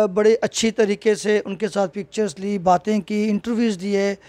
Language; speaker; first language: Hindi; native; Hindi